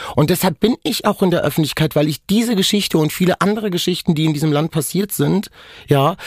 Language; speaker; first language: German; non-native, local second language; Romany